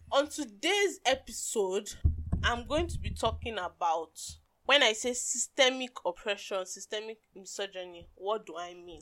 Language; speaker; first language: English; non-native, local second language; Yoruba